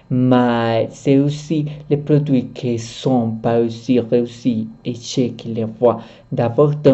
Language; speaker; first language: French; non-native, learner; Spanish